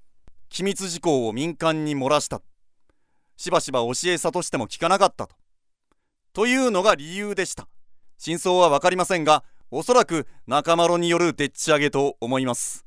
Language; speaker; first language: Japanese; native; Japanese